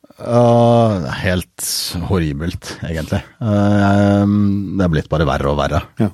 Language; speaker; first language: Norwegian; early bilingual, heritage; Norwegian